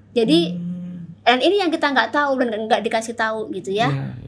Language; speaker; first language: Indonesian; native; Indonesian